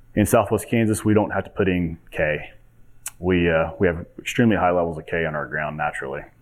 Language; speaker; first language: English; native; English